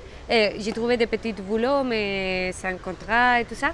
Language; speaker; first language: French; non-native, fluent; Spanish